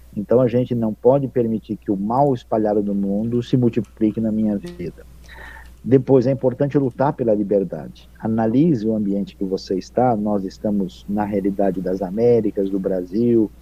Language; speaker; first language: Portuguese; non-native, fluent; Ukrainian